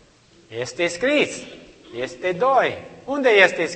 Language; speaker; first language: Romanian; non-native, learner; English